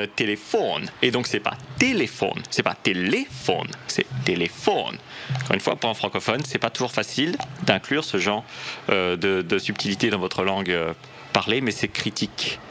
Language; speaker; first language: French; native; French